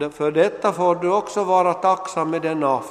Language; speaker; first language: Swedish; non-native, local second language; Finnish